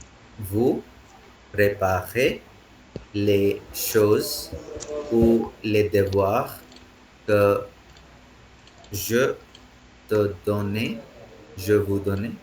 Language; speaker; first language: French; non-native, fluent; Hindi